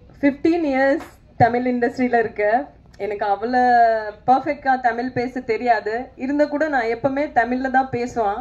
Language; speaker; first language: Tamil; non-native, fluent; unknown